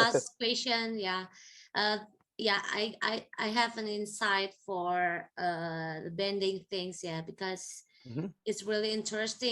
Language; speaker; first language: English; non-native, fluent; Indonesian